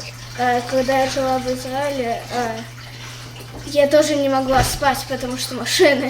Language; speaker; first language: Russian; early bilingual, heritage; Russian